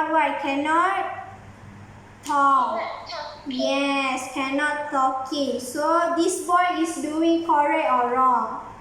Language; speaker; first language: English; non-native, learner; Malay